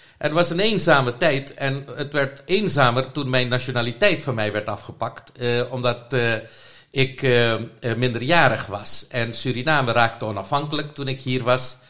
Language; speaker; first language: Dutch; non-native, local second language; Caribbean Hindustani